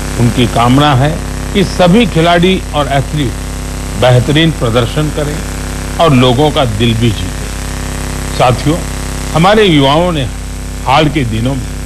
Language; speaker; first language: Hindi; non-native, local second language; Gujarati